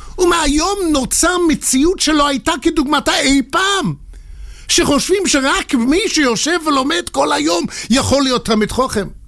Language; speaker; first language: Hebrew; non-native, fluent; English